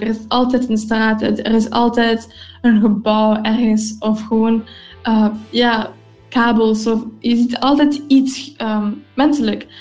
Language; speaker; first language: Dutch; non-native, local second language; English